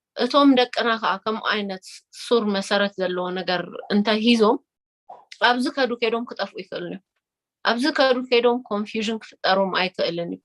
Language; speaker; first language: Tigrinya; early bilingual, heritage; Tigrinya